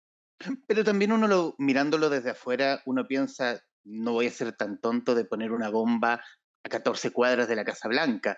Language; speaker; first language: Spanish; native; Spanish